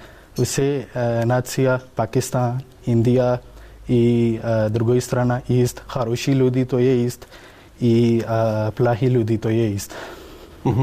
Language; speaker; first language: Russian; non-native, learner; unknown